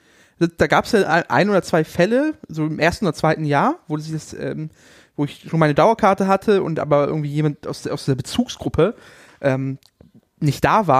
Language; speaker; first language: German; native; German